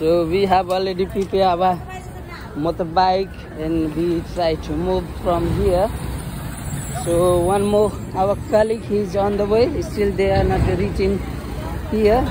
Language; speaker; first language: English; non-native, learner; Nepali